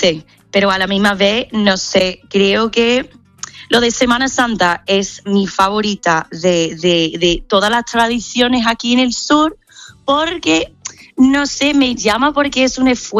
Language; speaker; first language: Spanish; non-native, fluent; English